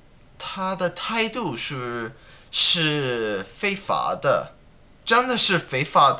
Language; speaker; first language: Chinese; non-native, learner; English